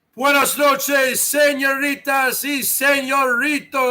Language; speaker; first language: Spanish; non-native, learner; English